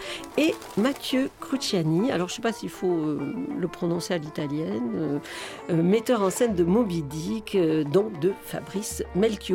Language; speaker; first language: French; native; French